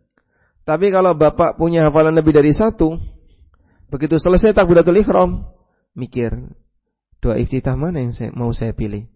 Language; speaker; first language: Indonesian; native; Indonesian